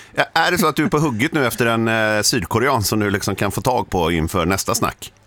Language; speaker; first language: Swedish; native; Swedish